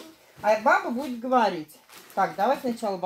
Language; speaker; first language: Russian; native; Russian